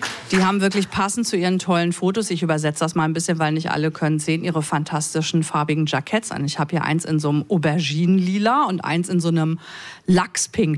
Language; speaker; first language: German; native; German